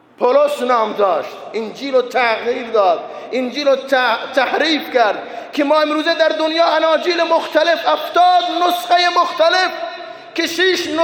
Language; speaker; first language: Persian; non-native, local second language; Baluchi